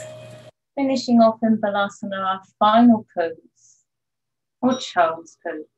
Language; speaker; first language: English; native; English